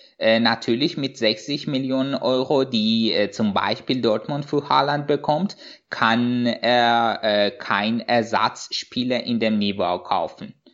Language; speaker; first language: German; non-native, fluent; Persian